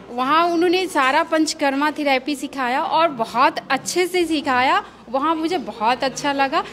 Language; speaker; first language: Hindi; native; Hindi